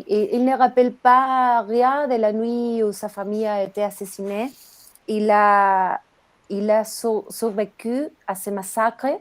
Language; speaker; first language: French; non-native, learner; Spanish